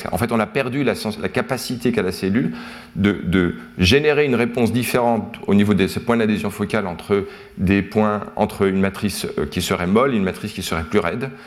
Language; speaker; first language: French; native; French